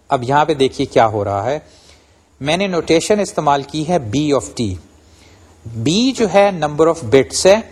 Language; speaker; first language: Urdu; native; Urdu